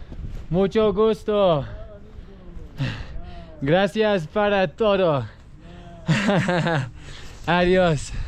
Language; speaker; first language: Spanish; non-native, learner; English